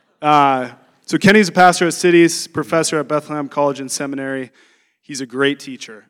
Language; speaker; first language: English; native; English